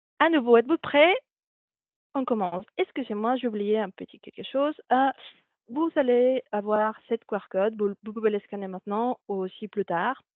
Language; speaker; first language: French; non-native, fluent; Spanish